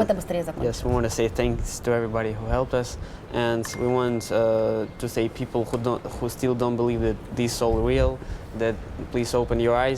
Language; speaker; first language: English; non-native, fluent; Ukrainian